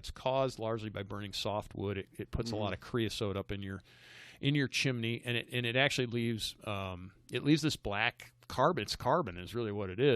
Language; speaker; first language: English; native; English